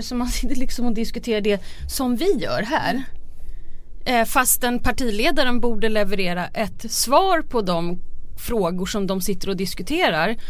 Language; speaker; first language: Swedish; native; Swedish